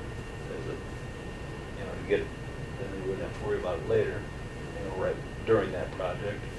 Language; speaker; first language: English; native; English